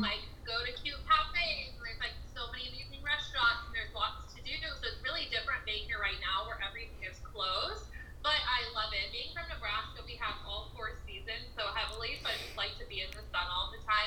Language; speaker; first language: English; native; English